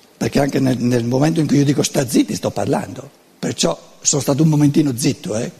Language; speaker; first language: Italian; non-native, local second language; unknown